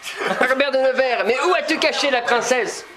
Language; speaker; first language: French; native; French